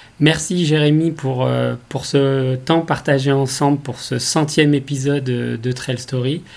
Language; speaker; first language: French; native; French